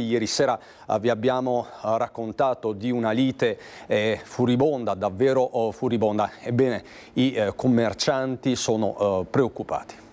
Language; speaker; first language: Italian; native; Italian